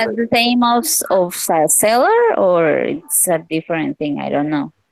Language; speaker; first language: English; non-native, learner; Spanish